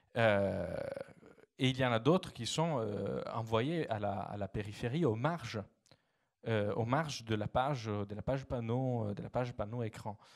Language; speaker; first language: French; non-native, fluent; Italian